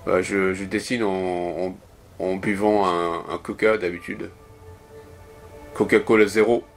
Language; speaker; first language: French; non-native, fluent; Japanese